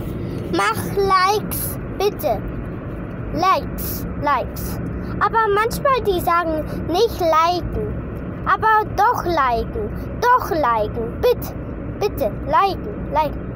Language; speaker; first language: German; early bilingual, other home language; Vietnamese